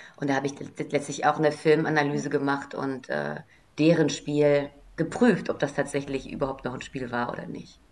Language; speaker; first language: German; native; German